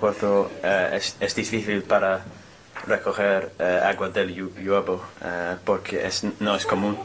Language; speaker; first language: Spanish; non-native, learner; English